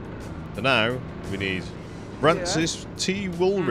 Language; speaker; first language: English; native; English